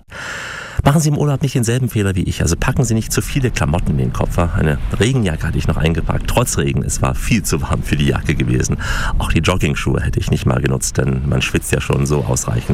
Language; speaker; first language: German; native; German